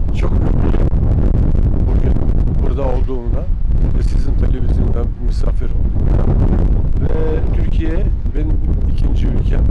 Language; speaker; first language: Turkish; non-native, learner; Macedonian